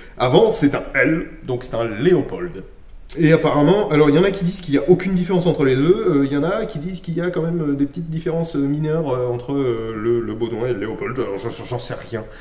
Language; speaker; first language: French; native; French